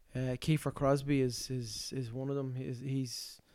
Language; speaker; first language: English; native; English